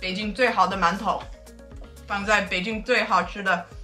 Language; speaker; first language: Chinese; non-native, fluent; English